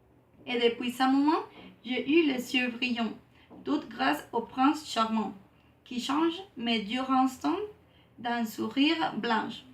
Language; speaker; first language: French; non-native, learner; Spanish